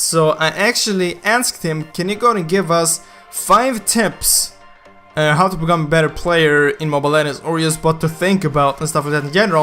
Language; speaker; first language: English; non-native, fluent; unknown